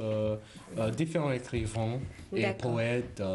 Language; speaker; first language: French; non-native, learner; English